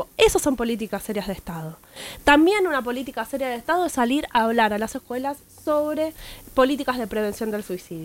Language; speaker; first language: Spanish; native; Spanish